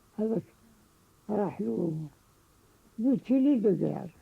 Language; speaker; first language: French; non-native, local second language; Arabic